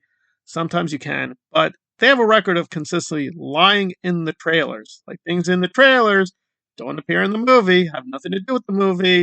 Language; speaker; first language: English; native; English